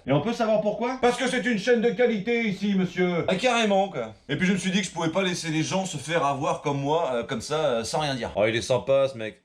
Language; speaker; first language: French; native; French